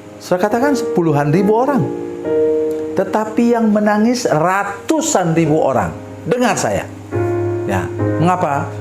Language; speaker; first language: Indonesian; non-native, local second language; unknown